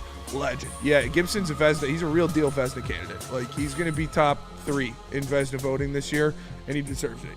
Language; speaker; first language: English; native; English